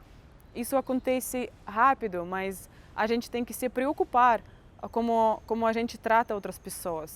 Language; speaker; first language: Portuguese; non-native, fluent; Russian